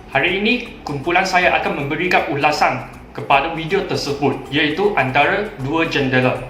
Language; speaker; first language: Malay; non-native, local second language; Chinese